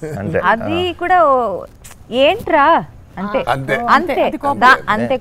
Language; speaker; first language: Telugu; non-native, learner; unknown